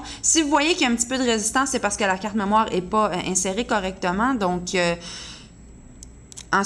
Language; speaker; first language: French; native; French